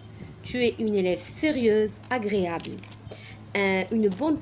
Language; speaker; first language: French; non-native, fluent; Arabic